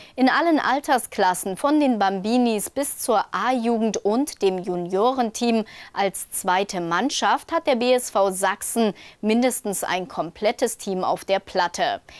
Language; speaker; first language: German; native; German